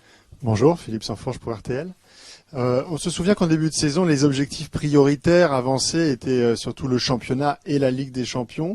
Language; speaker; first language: French; native; French